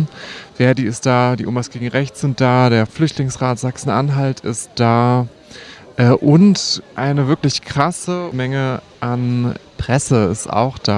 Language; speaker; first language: German; native; German